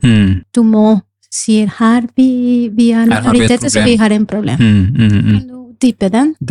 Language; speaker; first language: Norwegian; non-native, fluent; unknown